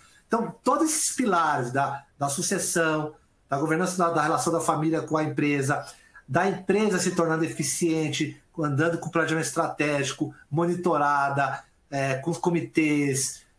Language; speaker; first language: Portuguese; native; Portuguese